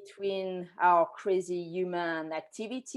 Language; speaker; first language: English; non-native, fluent; French